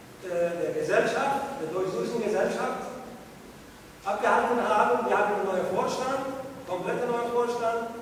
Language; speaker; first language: German; non-native, fluent; Arabic